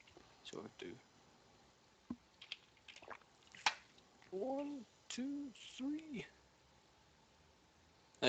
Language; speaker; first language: English; native; English